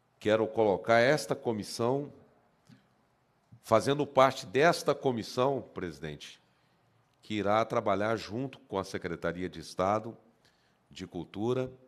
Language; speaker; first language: Portuguese; native; Portuguese